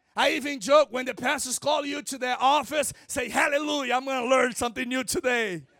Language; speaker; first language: English; non-native, fluent; Portuguese